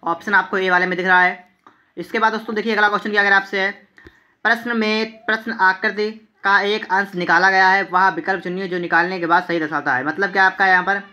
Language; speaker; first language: Hindi; native; Hindi